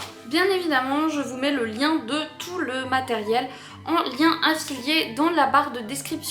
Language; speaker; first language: French; native; French